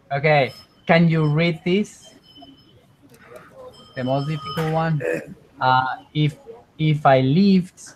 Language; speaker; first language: English; non-native, fluent; Spanish